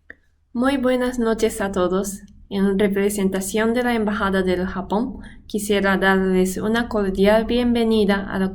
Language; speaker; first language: Spanish; non-native, fluent; Japanese